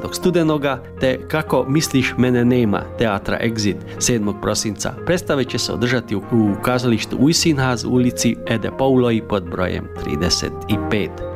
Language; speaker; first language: Croatian; early bilingual, heritage; Croatian